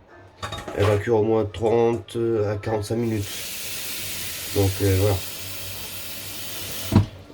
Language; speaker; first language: French; native; French